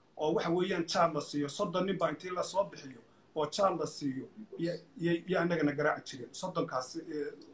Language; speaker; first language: Somali; native; Somali